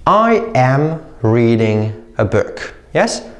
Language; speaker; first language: English; non-native, fluent; Slovak